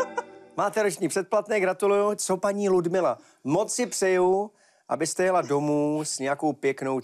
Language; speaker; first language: Czech; native; Czech